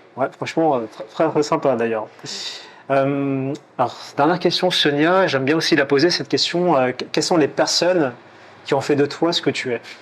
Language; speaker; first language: French; native; French